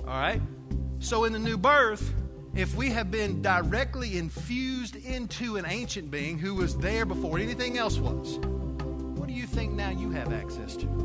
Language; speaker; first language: English; native; English